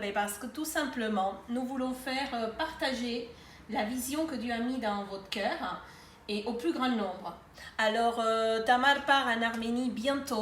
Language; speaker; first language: French; native; French